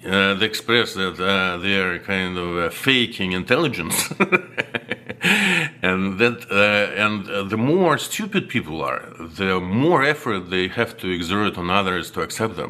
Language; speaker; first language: English; non-native, fluent; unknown